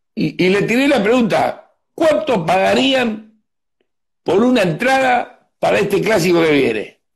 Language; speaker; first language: Spanish; native; Spanish